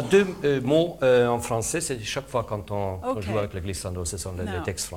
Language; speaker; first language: French; non-native, fluent; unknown